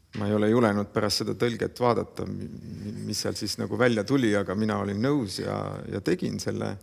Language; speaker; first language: Estonian; native; Estonian